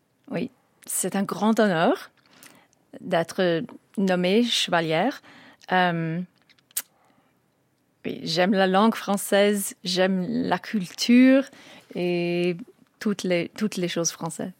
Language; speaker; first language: French; non-native, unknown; English